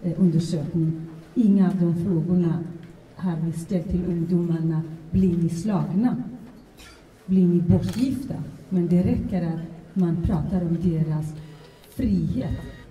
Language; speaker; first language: Swedish; non-native, fluent; Central Kurdish